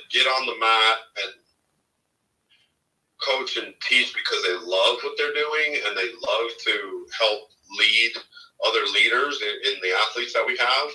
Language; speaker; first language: English; native; English